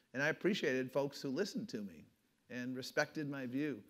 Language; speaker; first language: English; native; English